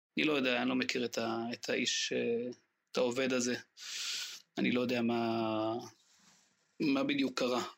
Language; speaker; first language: Hebrew; non-native, local second language; Arabic